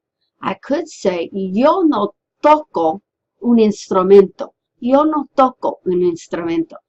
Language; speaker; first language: Spanish; non-native, fluent; English